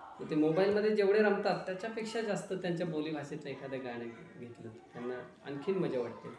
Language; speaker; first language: Marathi; non-native, local second language; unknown